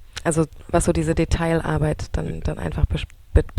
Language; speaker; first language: German; native; German